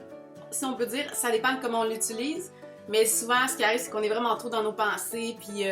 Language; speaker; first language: French; native; French